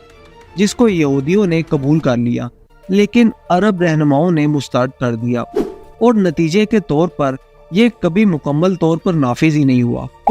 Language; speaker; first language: Urdu; native; Urdu